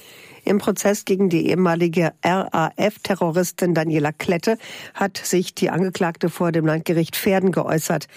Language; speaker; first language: German; native; German